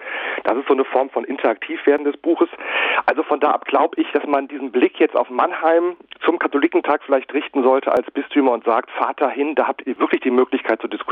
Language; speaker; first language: German; native; German